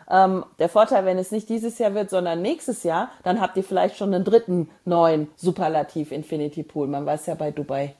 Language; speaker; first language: German; native; German